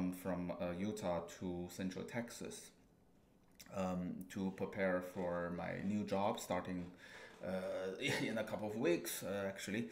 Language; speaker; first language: English; non-native, fluent; Chinese